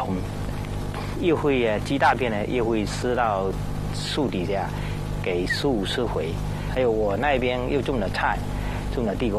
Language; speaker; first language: Chinese; native; Chinese